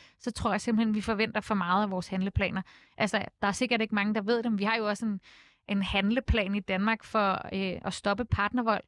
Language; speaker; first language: Danish; native; Danish